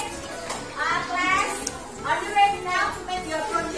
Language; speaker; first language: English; non-native, fluent; Indonesian